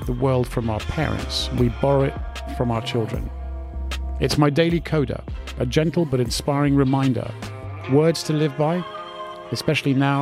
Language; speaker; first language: English; non-native, local second language; French